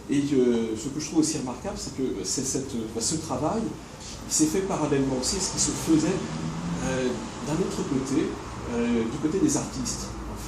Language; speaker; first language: French; native; French